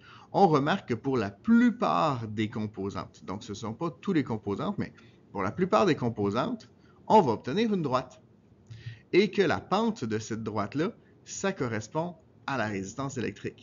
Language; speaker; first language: French; native; French